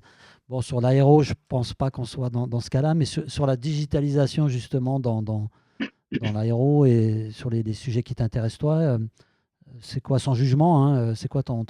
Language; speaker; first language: French; native; French